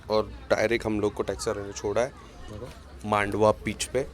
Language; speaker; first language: Hindi; non-native, local second language; Marathi